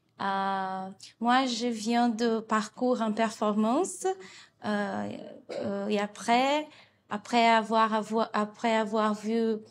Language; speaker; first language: French; non-native, fluent; Portuguese